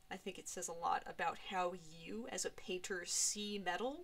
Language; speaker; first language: English; native; English